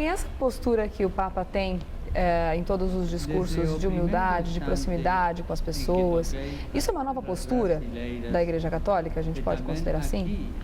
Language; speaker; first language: Portuguese; native; Portuguese